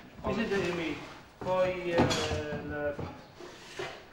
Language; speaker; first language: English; non-native, learner; Italian